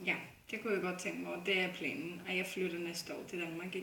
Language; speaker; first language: Danish; non-native, fluent; Icelandic